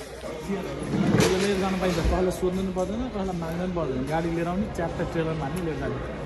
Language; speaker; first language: Nepali; native; Nepali